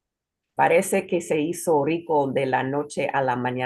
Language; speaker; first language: Spanish; non-native, learner; English